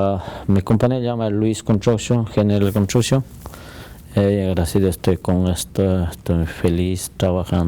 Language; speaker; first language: Spanish; non-native, local second language; Quechua